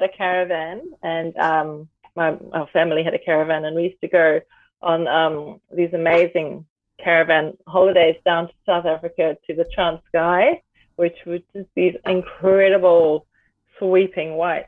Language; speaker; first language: English; native; English